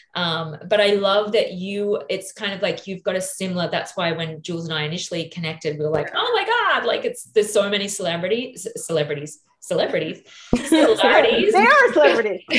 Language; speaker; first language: English; native; English